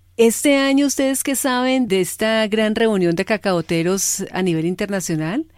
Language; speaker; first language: Spanish; native; Spanish